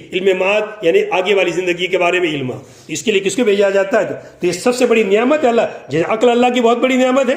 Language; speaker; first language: Urdu; non-native, local second language; Gujarati